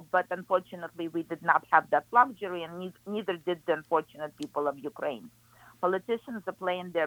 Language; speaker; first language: English; non-native, fluent; Ukrainian